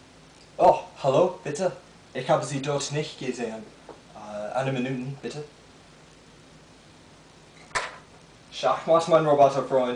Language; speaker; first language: German; non-native, learner; English